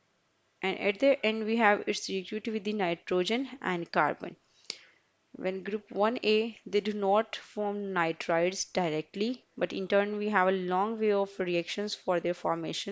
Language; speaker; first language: English; non-native, local second language; Urdu